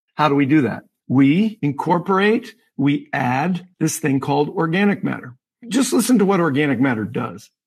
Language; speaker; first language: English; native; English